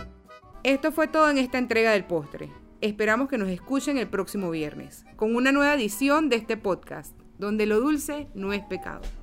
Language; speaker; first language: Spanish; native; Spanish